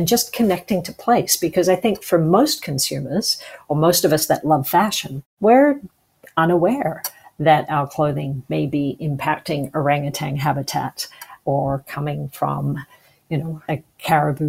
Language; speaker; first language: English; native; English